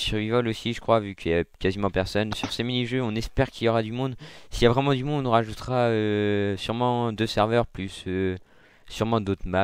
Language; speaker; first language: French; native; French